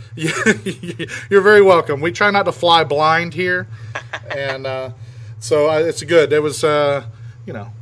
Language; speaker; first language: English; native; English